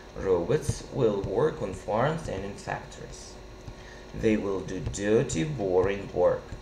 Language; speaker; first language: English; non-native, fluent; Russian